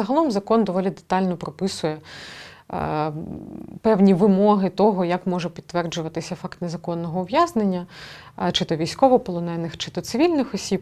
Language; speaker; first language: Ukrainian; native; Ukrainian